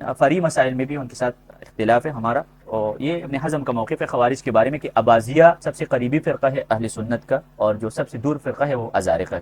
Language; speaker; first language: Urdu; non-native, local second language; Pashto